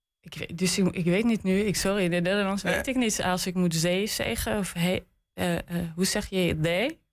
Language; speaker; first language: Dutch; non-native, learner; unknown